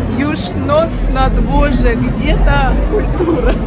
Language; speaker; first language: Polish; non-native, local second language; Ukrainian